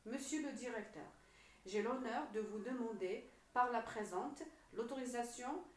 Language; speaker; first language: French; non-native, local second language; Arabic